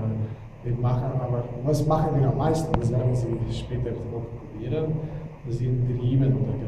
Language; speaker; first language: German; non-native, fluent; Slovenian